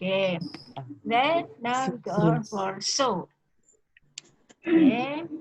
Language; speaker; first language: English; non-native, learner; Indonesian